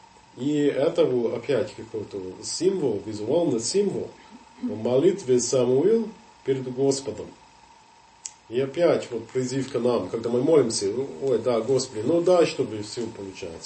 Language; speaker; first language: Russian; non-native, fluent; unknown